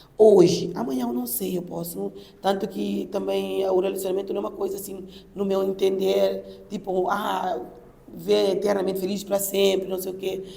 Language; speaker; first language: Portuguese; non-native, local second language; Upper Guinea Crioulo